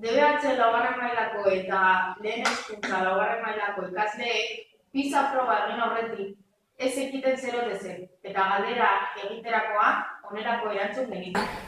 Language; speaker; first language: Basque; native; Basque